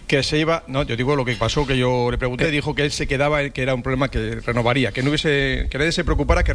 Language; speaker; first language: Spanish; native; Spanish